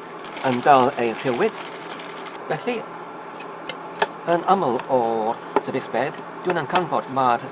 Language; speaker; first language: Welsh; non-native, learner; Polish